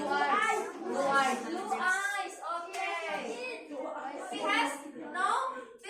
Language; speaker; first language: English; non-native, learner; Indonesian